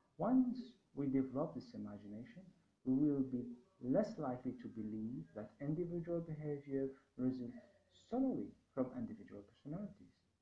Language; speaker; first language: English; non-native, fluent; Arabic